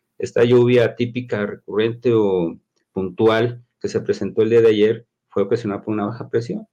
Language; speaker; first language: Spanish; native; Spanish